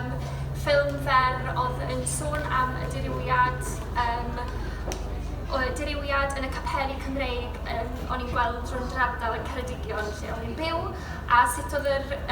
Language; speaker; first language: Welsh; native; Welsh